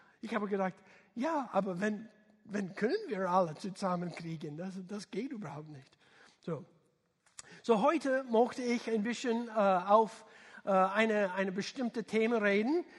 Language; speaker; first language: German; non-native, learner; English